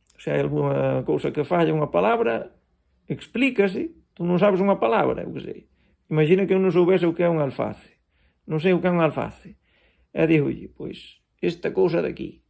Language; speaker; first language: Galician; non-native, local second language; Spanish